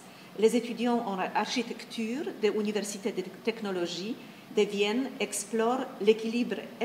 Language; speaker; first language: French; non-native, fluent; Polish